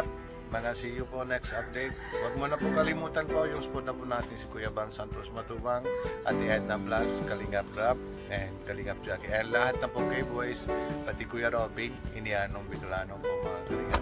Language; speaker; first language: Filipino; non-native, learner; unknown